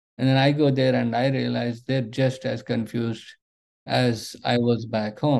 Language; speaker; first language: English; non-native, local second language; Telugu